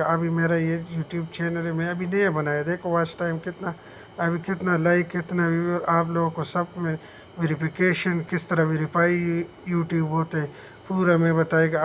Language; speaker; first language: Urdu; non-native, local second language; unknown